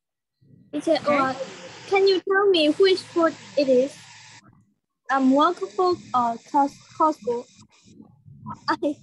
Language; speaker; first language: English; non-native, learner; Burmese